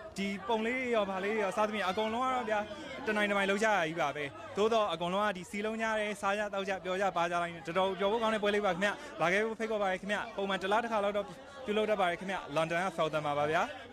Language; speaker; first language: Burmese; native; Burmese